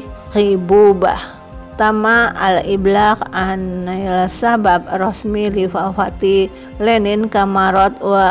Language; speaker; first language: Arabic; non-native, fluent; Indonesian